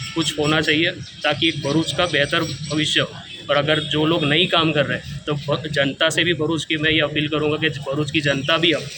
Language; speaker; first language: Hindi; non-native, local second language; Gujarati